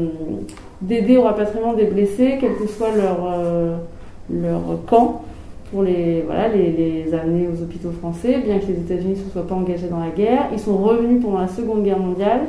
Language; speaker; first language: French; native; French